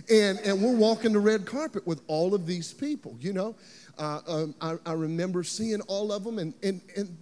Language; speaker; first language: English; native; English